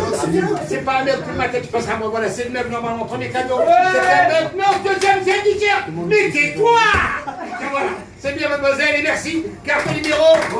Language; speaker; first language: French; native; French